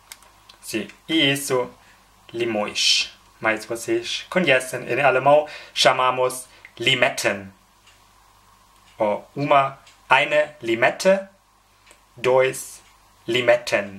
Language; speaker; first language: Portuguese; non-native, fluent; German